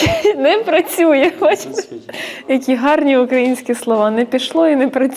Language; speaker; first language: Ukrainian; native; Ukrainian